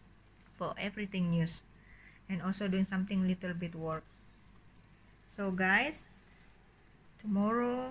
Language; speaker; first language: English; non-native, learner; Indonesian